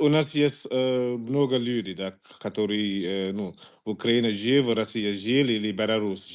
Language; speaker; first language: Russian; non-native, learner; Igbo